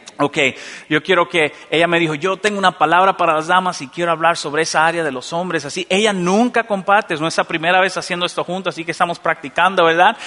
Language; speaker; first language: Spanish; native; Spanish